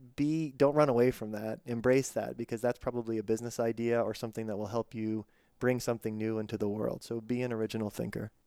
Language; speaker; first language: English; native; English